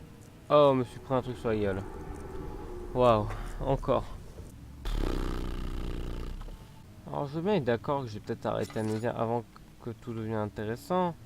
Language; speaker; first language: French; native; French